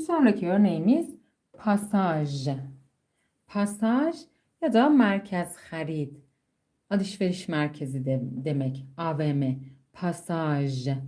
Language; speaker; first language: Turkish; non-native, fluent; Persian